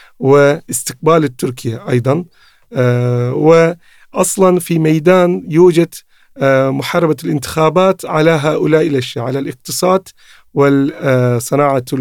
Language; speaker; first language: Arabic; non-native, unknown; Turkish